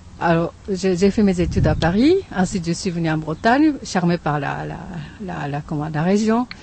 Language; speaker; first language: French; non-native, fluent; Japanese